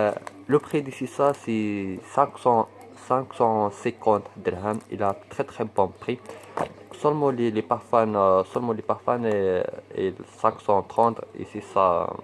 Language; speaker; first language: French; non-native, learner; Arabic